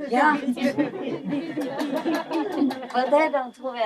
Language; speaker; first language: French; non-native, learner; Vietnamese